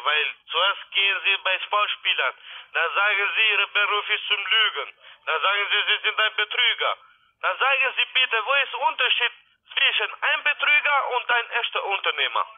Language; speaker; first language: German; non-native, learner; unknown